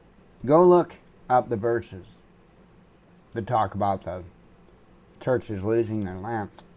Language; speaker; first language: English; native; English